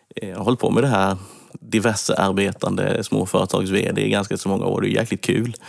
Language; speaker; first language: Swedish; native; Swedish